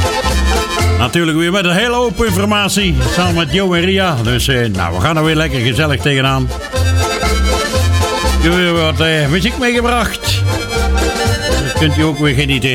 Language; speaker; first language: Dutch; native; Dutch